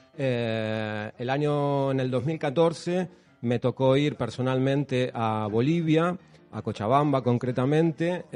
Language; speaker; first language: Spanish; native; Spanish